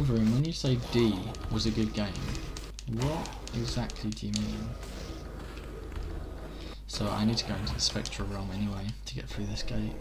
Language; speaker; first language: English; native; English